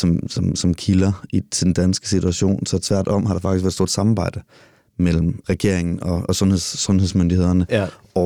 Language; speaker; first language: Danish; native; Danish